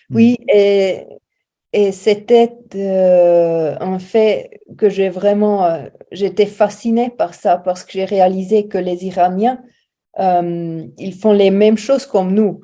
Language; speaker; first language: French; non-native, fluent; German